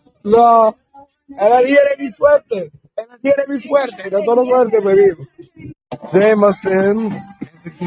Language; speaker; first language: Spanish; non-native, learner; English